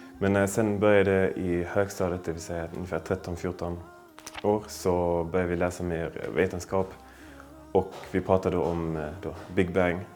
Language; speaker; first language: Swedish; native; Swedish